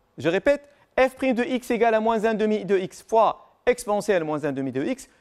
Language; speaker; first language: French; non-native, local second language; Arabic